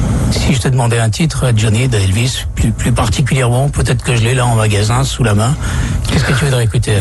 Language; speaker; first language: French; native; French